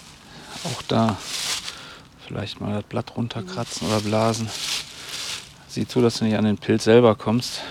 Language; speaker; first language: German; native; German